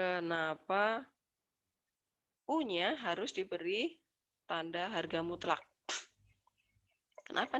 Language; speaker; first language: Indonesian; native; Indonesian